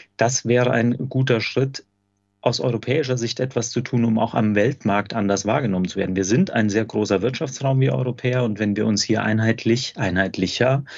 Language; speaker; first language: German; native; German